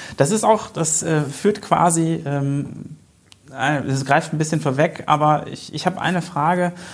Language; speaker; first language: German; native; German